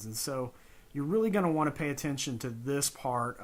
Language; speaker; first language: English; native; English